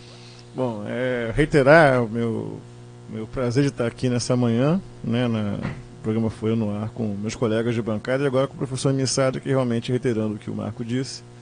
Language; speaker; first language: Portuguese; native; Portuguese